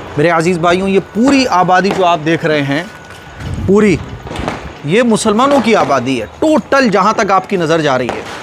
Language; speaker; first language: Urdu; native; Urdu